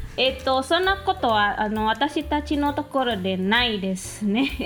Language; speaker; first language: Japanese; non-native, fluent; Minangkabau